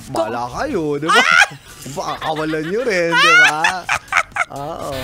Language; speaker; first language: Filipino; native; Filipino